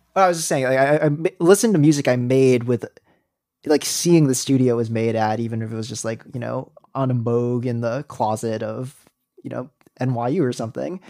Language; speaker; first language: English; native; English